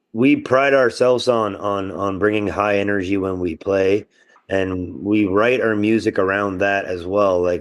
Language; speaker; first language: English; non-native, local second language; French